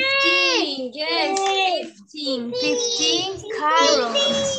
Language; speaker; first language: English; non-native, learner; Spanish